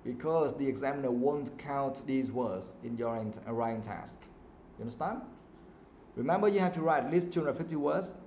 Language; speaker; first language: English; non-native, fluent; Vietnamese